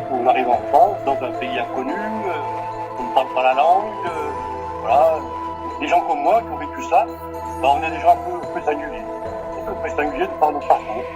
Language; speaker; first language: French; early bilingual, other home language; Portuguese